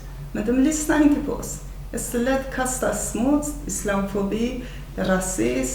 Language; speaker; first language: Swedish; non-native, fluent; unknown